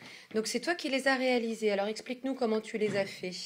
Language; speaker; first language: French; native; French